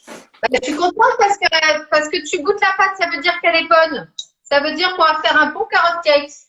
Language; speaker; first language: French; native; French